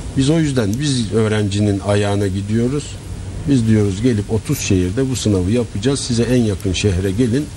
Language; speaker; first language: Turkish; native; Turkish